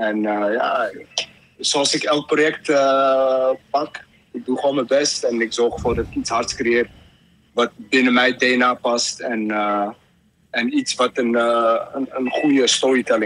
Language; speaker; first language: Dutch; early bilingual, other home language; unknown